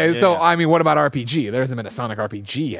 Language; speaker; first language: English; native; English